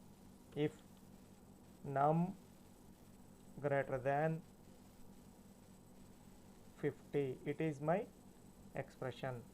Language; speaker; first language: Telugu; native; Telugu